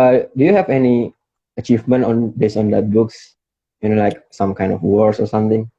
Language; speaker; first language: English; non-native, fluent; Indonesian